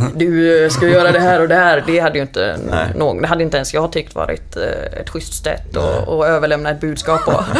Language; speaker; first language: Swedish; native; Swedish